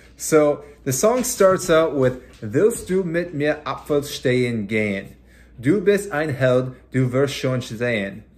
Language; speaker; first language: German; non-native, learner; English